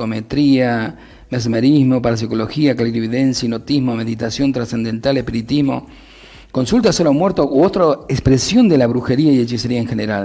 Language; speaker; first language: Spanish; native; Spanish